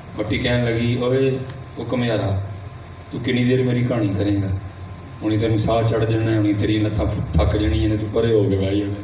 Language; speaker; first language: Urdu; non-native, local second language; Punjabi